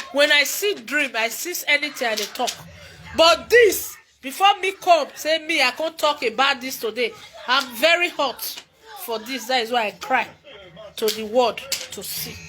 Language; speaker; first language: Nigerian Pidgin; native; Nigerian Pidgin